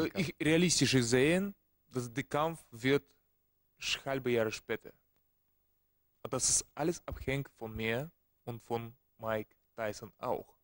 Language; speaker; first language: German; non-native, learner; Russian